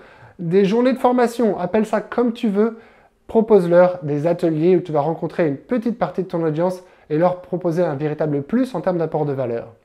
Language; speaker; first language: French; native; French